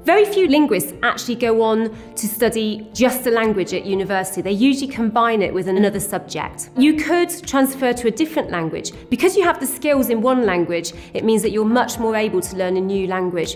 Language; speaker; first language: English; native; English